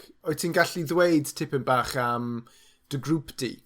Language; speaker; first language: Welsh; non-native, learner; English